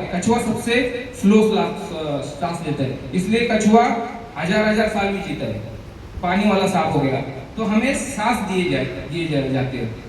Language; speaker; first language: Hindi; non-native, local second language; Marathi